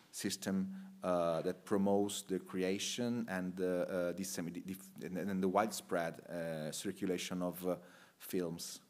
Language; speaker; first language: English; non-native, fluent; Italian